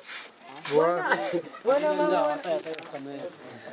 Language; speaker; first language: French; native; French